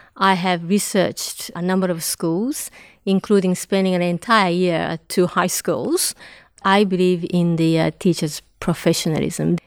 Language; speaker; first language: English; non-native, fluent; Japanese